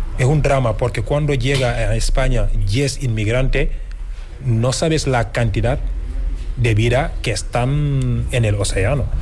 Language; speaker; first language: Spanish; non-native, fluent; Wolof